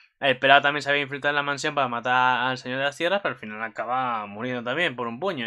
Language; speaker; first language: Spanish; native; Spanish